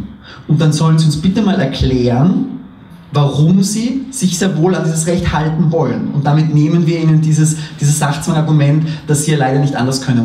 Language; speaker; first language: German; native; German